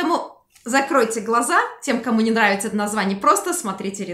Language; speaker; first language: Russian; native; Russian